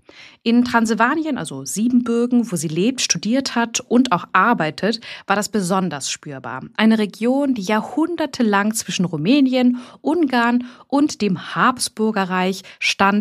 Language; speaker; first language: German; native; German